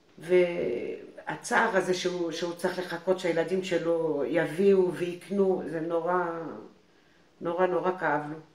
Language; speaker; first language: Hebrew; non-native, fluent; French